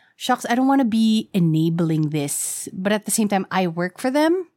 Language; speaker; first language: English; non-native, local second language; Filipino